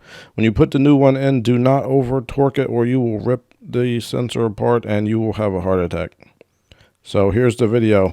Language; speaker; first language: English; native; English